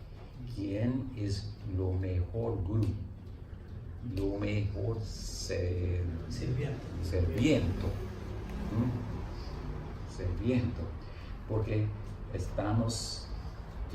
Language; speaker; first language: Spanish; non-native, learner; English